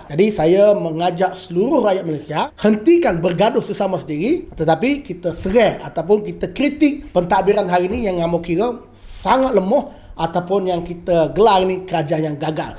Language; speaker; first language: Malay; native; Malay